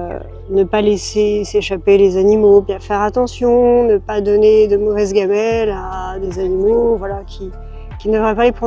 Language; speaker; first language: French; native; French